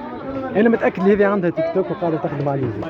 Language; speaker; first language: Arabic; native; Arabic